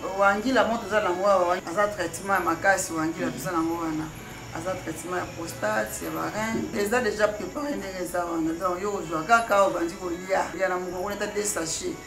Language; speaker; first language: Lingala; non-native, local second language; Kongo